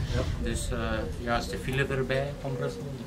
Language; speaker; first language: Dutch; native; Dutch